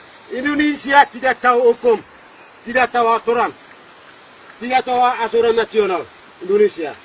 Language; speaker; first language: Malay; non-native, local second language; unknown